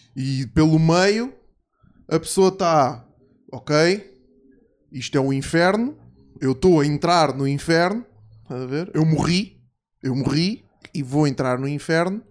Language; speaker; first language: Portuguese; native; Portuguese